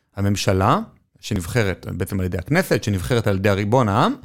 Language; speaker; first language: Hebrew; native; Hebrew